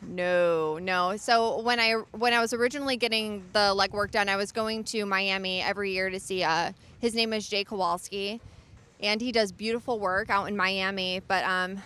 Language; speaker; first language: English; native; English